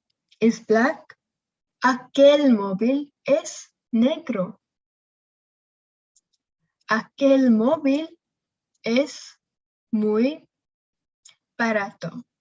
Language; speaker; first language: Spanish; non-native, fluent; English